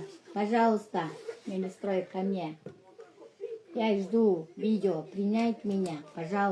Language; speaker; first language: Russian; non-native, local second language; Kyrgyz